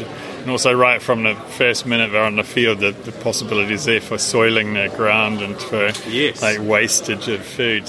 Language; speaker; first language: English; native; English